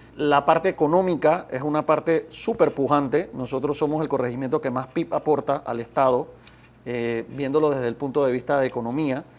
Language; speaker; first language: Spanish; native; Spanish